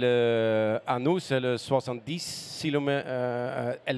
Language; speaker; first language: French; non-native, learner; Dutch